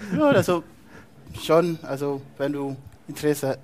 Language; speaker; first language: German; non-native, fluent; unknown